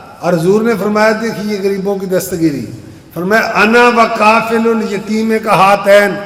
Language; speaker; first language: Urdu; non-native, local second language; Punjabi